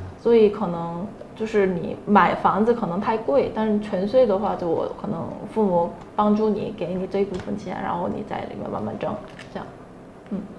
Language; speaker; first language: Chinese; non-native, fluent; Korean